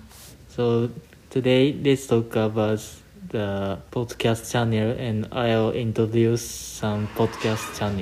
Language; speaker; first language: English; non-native, learner; Japanese